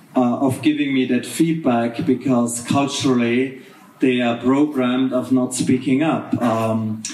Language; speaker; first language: English; non-native, fluent; German